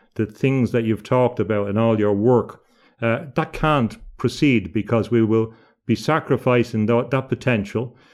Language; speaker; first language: English; native; English